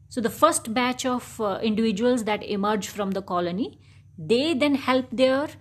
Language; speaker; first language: English; non-native, local second language; Dogri